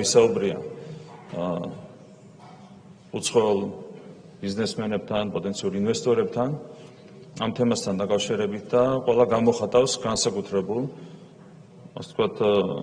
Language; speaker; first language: Georgian; native; Georgian